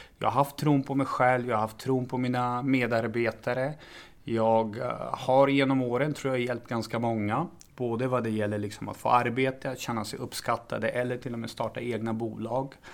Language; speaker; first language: Swedish; early bilingual, other home language; Serbian